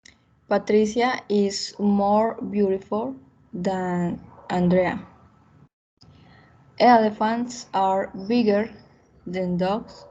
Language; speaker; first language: English; non-native, learner; Spanish